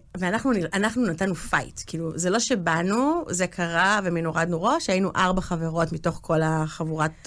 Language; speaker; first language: Hebrew; early bilingual, other home language; English